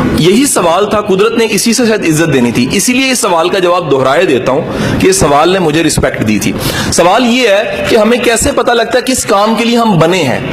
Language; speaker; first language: Urdu; non-native, local second language; Punjabi